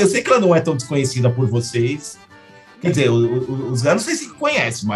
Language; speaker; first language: Portuguese; native; Portuguese